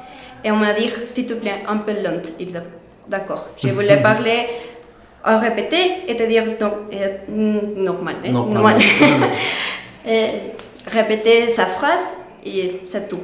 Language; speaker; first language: French; non-native, learner; Spanish